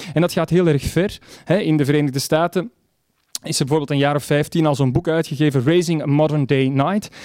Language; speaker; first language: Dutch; native; Dutch